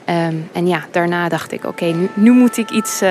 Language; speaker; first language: Dutch; early bilingual, heritage; English